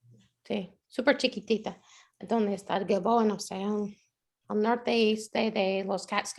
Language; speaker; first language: Spanish; non-native, fluent; English